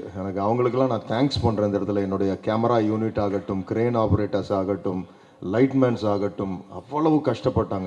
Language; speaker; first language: Tamil; native; Tamil